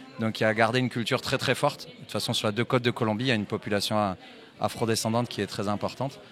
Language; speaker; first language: French; native; French